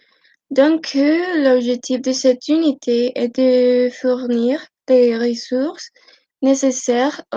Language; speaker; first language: French; non-native, learner; Spanish